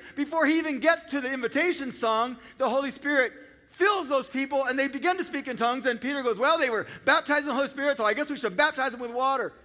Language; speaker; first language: English; native; English